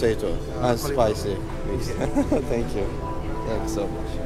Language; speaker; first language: English; non-native, learner; Turkish